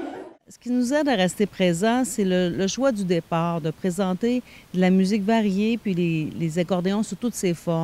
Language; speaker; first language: French; native; French